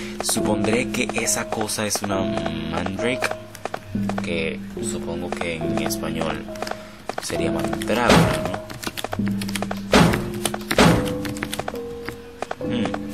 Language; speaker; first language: Spanish; native; Spanish